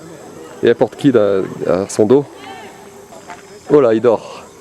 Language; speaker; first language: French; native; French